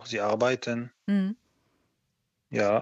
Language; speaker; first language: German; non-native, learner; Arabic